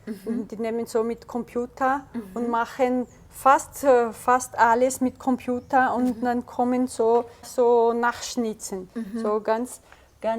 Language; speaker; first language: German; early bilingual, heritage; German